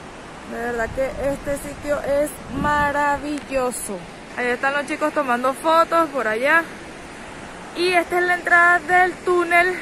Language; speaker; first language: Spanish; native; Spanish